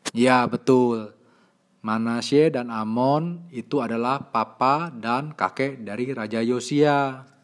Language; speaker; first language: Indonesian; native; Indonesian